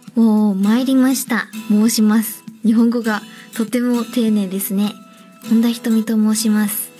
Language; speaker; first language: Japanese; native; Japanese